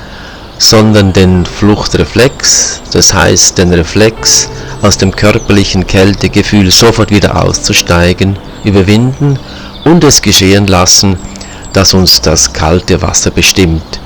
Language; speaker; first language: German; native; German